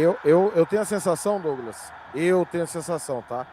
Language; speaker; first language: Portuguese; native; Portuguese